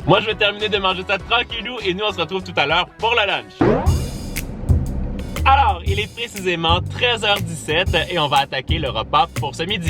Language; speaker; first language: French; native; French